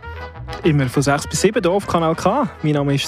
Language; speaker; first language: German; native; German